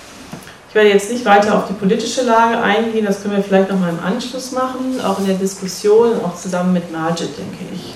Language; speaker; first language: German; native; German